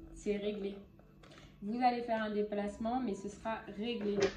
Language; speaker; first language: French; native; French